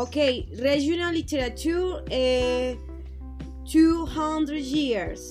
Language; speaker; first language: English; non-native, learner; Spanish